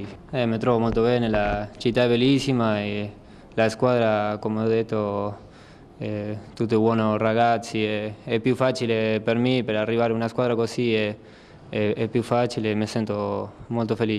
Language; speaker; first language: Italian; non-native, learner; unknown